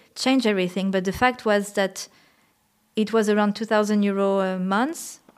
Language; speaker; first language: English; non-native, fluent; French